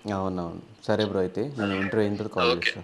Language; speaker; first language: Telugu; native; Telugu